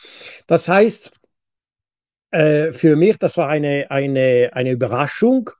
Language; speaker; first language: German; non-native, local second language; French